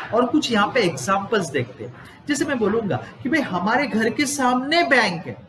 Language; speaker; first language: Hindi; non-native, local second language; Gujarati